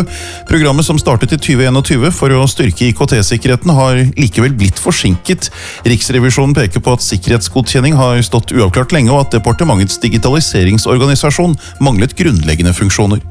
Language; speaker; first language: Norwegian; native; Norwegian